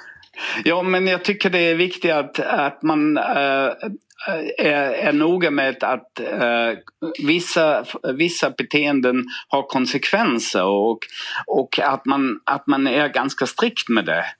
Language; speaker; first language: Swedish; non-native, fluent; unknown